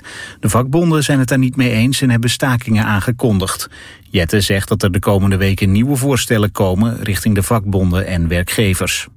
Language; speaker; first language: Dutch; native; Dutch